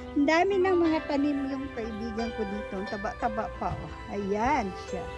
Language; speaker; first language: Filipino; non-native, local second language; Cebuano